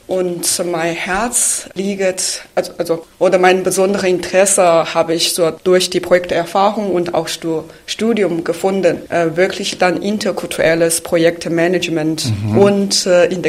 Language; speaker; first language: German; non-native, fluent; Chinese